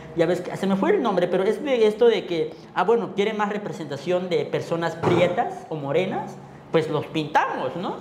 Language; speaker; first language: Spanish; non-native, local second language; Tzotzil